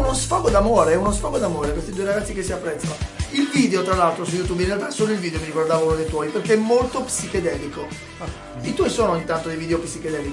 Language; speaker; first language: Italian; native; Italian